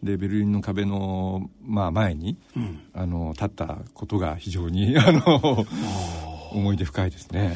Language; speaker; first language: Japanese; native; Japanese